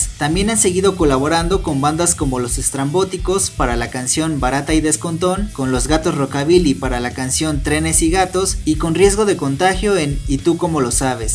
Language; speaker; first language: Spanish; native; Spanish